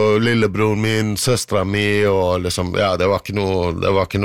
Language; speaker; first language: Norwegian; non-native, fluent; English